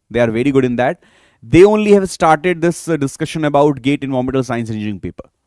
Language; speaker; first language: English; non-native, local second language; Hindi